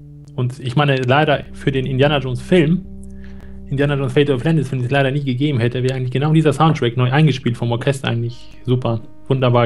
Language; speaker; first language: German; native; German